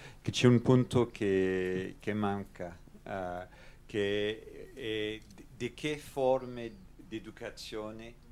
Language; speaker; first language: Italian; non-native, learner; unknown